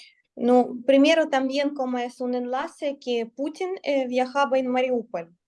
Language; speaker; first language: Spanish; non-native, learner; Russian